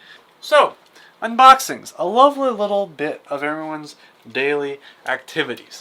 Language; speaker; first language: English; native; English